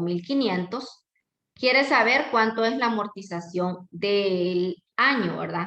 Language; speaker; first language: Spanish; native; Spanish